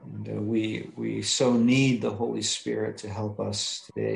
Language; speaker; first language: English; native; English